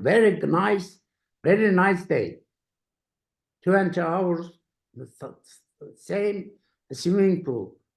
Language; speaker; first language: English; non-native, learner; Turkish